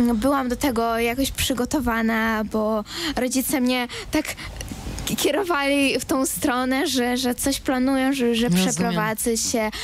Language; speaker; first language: Polish; early bilingual, other home language; Ukrainian